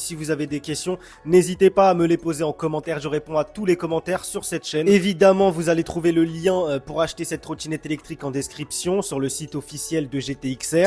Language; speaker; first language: French; native; French